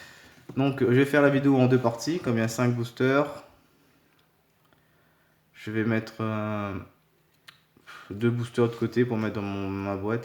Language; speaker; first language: French; native; French